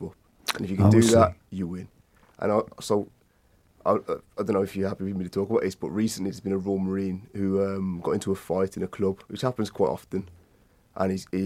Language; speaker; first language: English; native; English